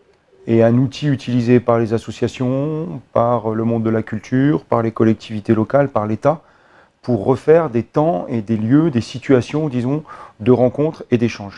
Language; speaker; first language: French; native; French